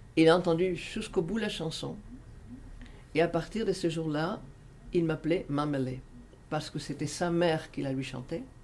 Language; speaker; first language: French; non-native, fluent; Spanish